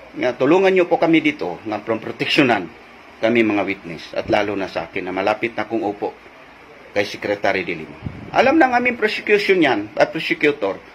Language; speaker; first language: Filipino; non-native, local second language; Cebuano